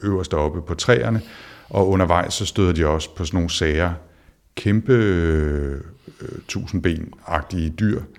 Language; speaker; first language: Danish; native; Danish